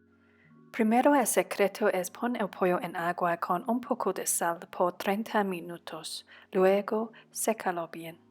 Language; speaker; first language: Spanish; non-native, fluent; Cantonese